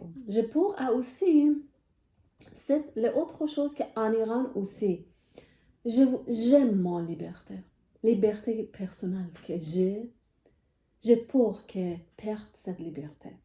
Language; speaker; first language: French; non-native, learner; Persian